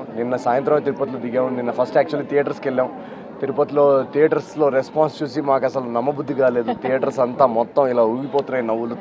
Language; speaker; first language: Telugu; native; Telugu